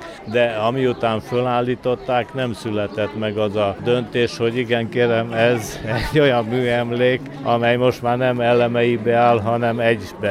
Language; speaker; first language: Hungarian; native; Hungarian